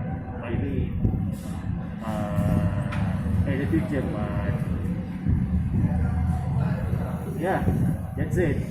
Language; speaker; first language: English; non-native, learner; Indonesian